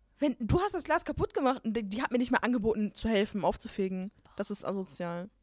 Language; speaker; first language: German; native; German